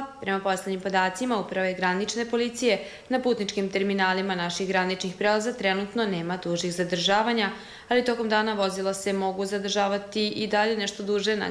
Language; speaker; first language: Serbian; native; Serbian